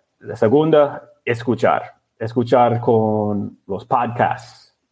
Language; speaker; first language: Spanish; non-native, learner; English